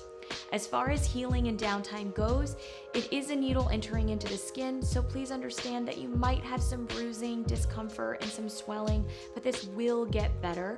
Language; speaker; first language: English; native; English